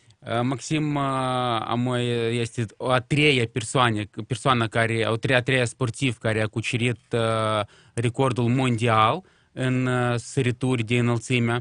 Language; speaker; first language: Romanian; non-native, local second language; Russian